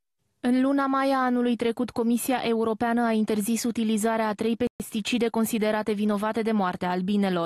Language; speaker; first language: Romanian; native; Romanian